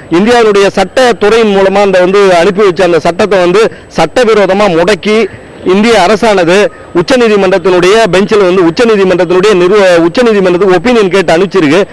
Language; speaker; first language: Tamil; native; Tamil